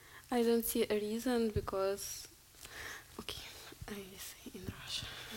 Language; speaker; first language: English; non-native, learner; Russian